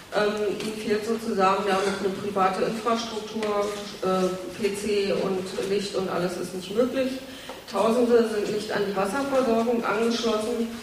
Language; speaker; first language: German; native; German